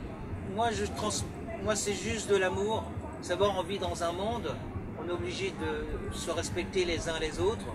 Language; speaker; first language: French; early bilingual, other home language; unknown